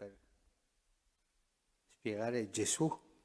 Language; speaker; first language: Italian; non-native, fluent; Spanish